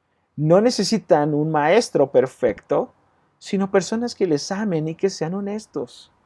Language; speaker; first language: Spanish; native; Spanish